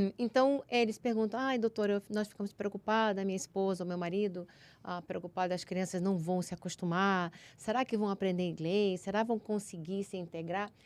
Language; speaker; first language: Portuguese; early bilingual, heritage; Portuguese